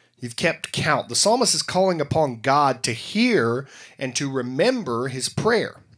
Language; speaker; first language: English; native; English